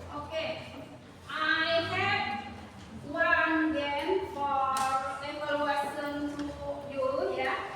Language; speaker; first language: English; non-native, learner; Indonesian